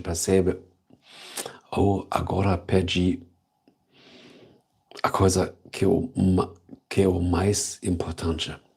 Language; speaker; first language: Portuguese; non-native, learner; German